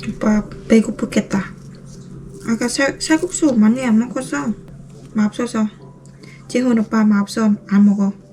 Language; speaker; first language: Korean; non-native, learner; Vietnamese